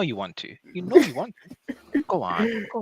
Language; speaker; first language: English; native; English